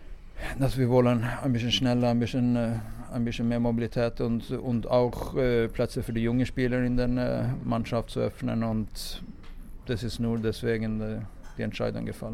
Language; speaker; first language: German; non-native, fluent; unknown